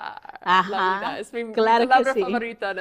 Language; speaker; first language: Spanish; non-native, fluent; English